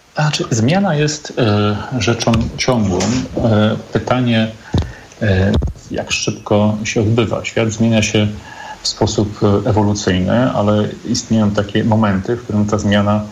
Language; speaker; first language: Polish; native; Polish